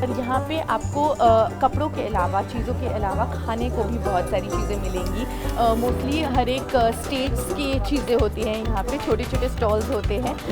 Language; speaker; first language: Hindi; non-native, local second language; Bangla